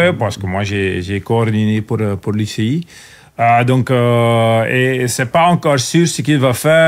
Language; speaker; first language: French; non-native, local second language; Dutch